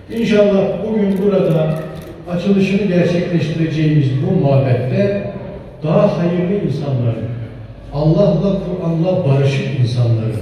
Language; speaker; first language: Turkish; native; Turkish